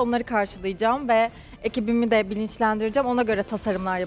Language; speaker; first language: Turkish; native; Turkish